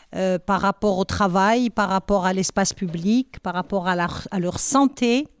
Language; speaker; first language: French; non-native, local second language; Arabic